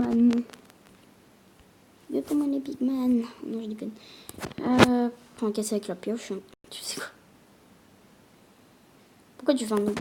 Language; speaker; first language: French; native; French